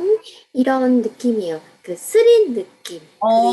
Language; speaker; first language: Korean; non-native, fluent; Vietnamese